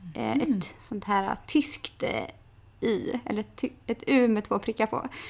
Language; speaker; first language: Swedish; native; Swedish